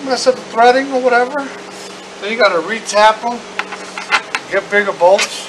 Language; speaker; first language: English; non-native, fluent; Spanish